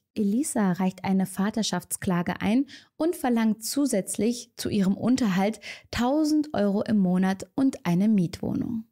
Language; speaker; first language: German; native; German